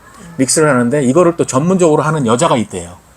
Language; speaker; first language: Korean; native; Korean